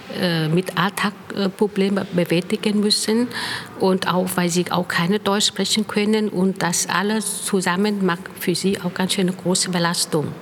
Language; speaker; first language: German; non-native, fluent; Vietnamese